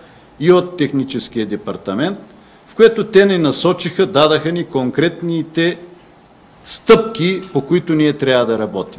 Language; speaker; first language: Bulgarian; native; Bulgarian